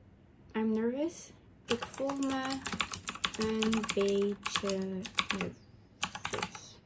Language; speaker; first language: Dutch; non-native, learner; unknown